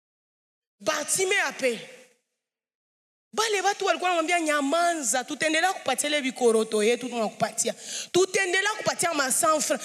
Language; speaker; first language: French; non-native, local second language; Swahili